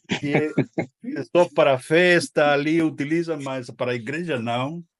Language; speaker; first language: Portuguese; non-native, fluent; Spanish